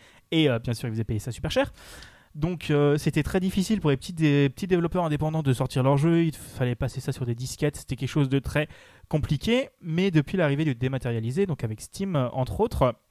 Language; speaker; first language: French; native; French